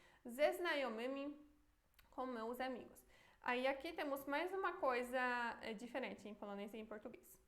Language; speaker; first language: Portuguese; non-native, fluent; Polish